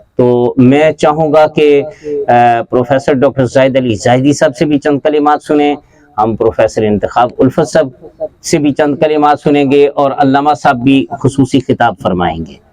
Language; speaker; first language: Urdu; native; Urdu